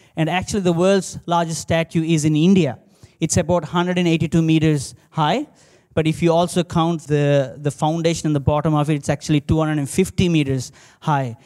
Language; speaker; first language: English; non-native, local second language; Telugu